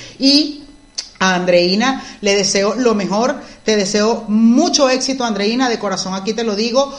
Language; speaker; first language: Spanish; native; Spanish